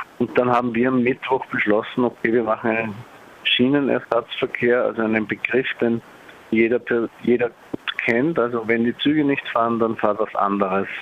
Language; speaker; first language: German; native; German